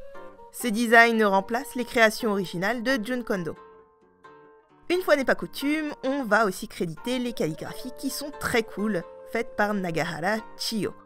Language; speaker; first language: French; native; French